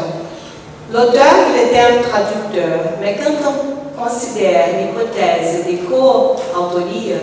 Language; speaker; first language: French; non-native, fluent; Portuguese